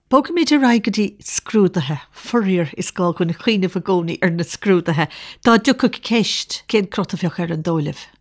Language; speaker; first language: Irish; native; Irish